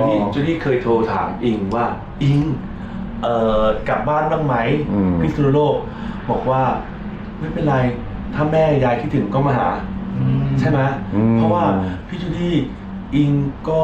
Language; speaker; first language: Thai; native; Thai